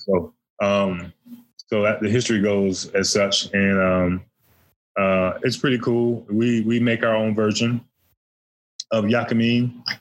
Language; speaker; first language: English; native; English